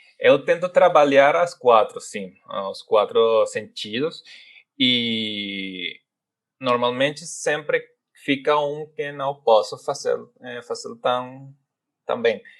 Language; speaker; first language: Portuguese; non-native, fluent; Spanish